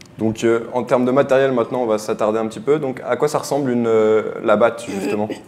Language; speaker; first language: French; native; French